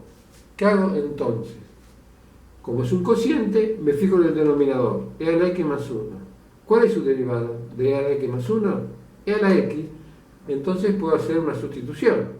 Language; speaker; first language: Spanish; native; Spanish